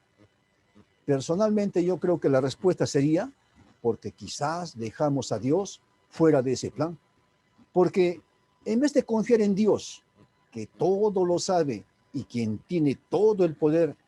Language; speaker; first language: Spanish; native; Spanish